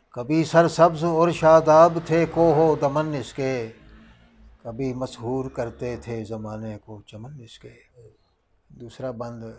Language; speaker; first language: Urdu; non-native, local second language; Northern Hindko